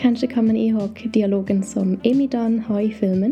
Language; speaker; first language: Swedish; non-native, learner; English